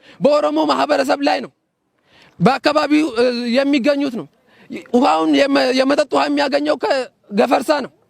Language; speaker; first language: Amharic; non-native, local second language; Oromo